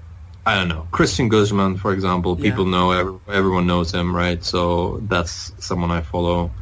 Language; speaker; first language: English; non-native, fluent; German